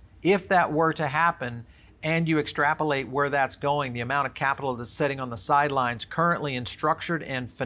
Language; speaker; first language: English; native; English